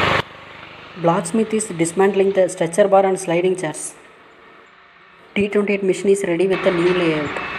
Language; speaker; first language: English; non-native, local second language; Tamil